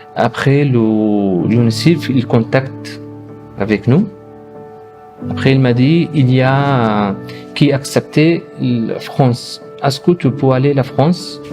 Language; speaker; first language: French; non-native, learner; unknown